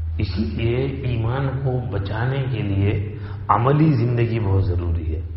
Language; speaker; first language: Urdu; non-native, local second language; Gujarati